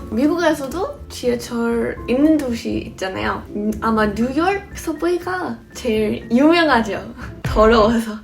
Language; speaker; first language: Korean; non-native, fluent; English